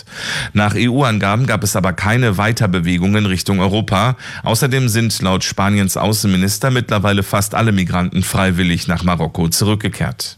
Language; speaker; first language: German; native; German